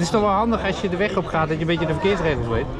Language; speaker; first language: Dutch; native; Dutch